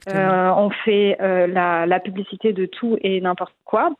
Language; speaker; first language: French; non-native, local second language; Arabic